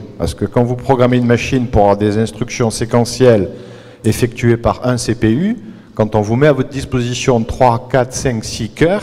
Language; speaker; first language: French; native; French